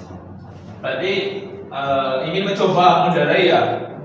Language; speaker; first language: Indonesian; native; Indonesian